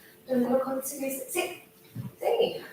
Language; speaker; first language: Spanish; non-native, learner; English